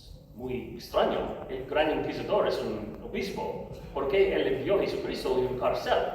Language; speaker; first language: Spanish; non-native, learner; English